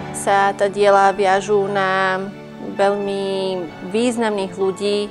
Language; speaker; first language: Slovak; non-native, fluent; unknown